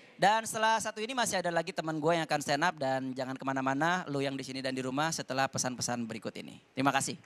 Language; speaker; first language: Indonesian; native; Indonesian